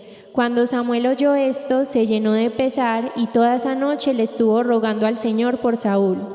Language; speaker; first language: Spanish; native; Spanish